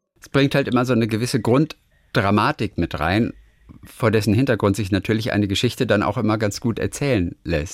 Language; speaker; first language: German; native; German